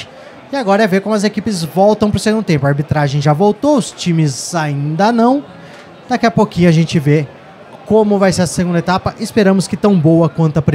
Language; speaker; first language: Portuguese; native; Portuguese